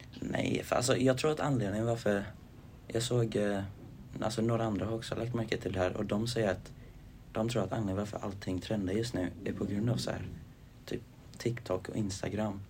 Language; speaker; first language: Swedish; native; Swedish